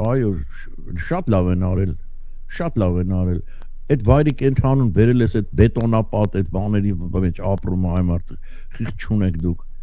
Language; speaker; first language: Armenian; native; Armenian